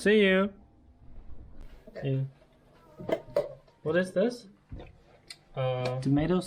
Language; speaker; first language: English; non-native, fluent; Chinese